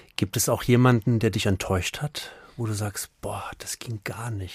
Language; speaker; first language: German; native; German